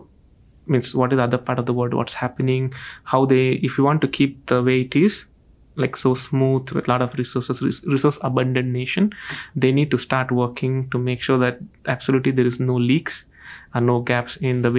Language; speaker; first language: English; non-native, local second language; Tamil